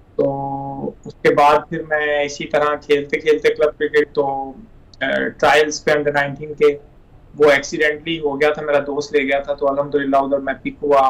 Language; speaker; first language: Urdu; non-native, local second language; Punjabi